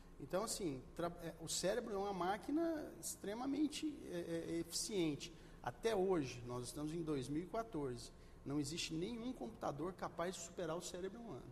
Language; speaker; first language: Portuguese; native; Portuguese